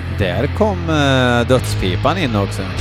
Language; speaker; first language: Swedish; native; Swedish